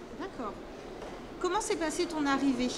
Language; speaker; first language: French; native; French